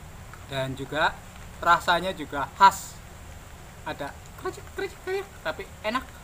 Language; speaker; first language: Indonesian; non-native, local second language; Javanese